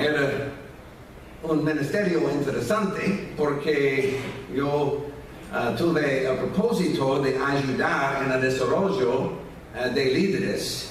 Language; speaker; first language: Spanish; non-native, fluent; English